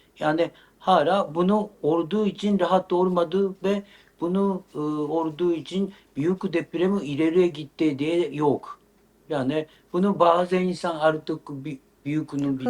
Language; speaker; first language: Turkish; non-native, learner; Japanese